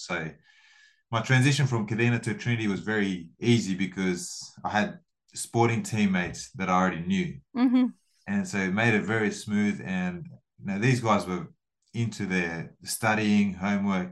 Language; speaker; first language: English; early bilingual, other home language; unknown